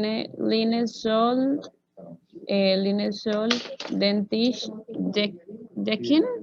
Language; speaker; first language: German; non-native, learner; Spanish